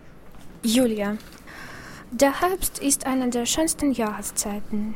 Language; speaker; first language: German; non-native, learner; Russian